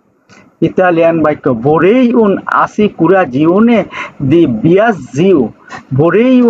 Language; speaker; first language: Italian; non-native, learner; Bangla